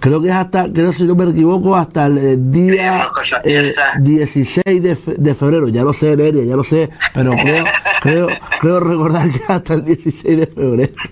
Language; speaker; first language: Spanish; native; Spanish